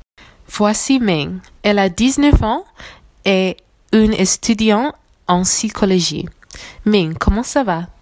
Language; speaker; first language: French; non-native, learner; English